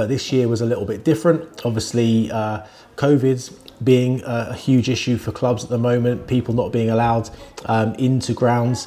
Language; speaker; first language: English; native; English